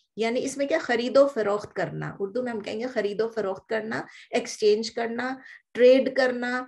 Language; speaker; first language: Urdu; native; Urdu